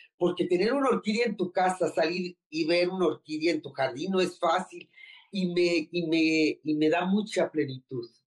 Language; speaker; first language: Spanish; native; Spanish